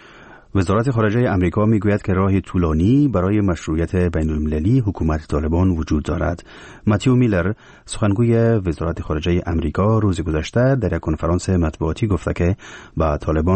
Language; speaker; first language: Persian; native; Persian